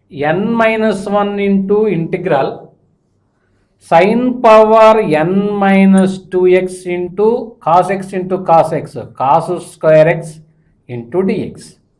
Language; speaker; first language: English; non-native, local second language; Telugu